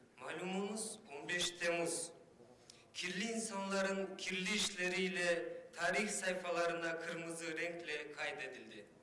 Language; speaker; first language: Turkish; non-native, fluent; Kyrgyz